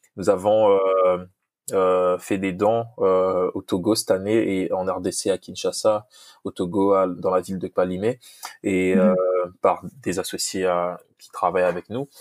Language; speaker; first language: French; non-native, local second language; Lingala